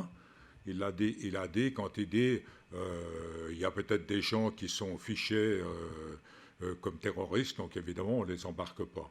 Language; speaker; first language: French; native; French